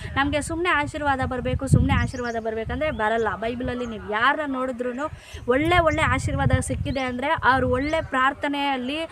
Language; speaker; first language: Kannada; non-native, local second language; Telugu